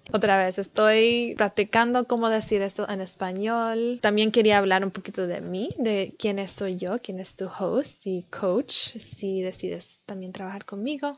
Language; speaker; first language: Spanish; early bilingual, heritage; Spanish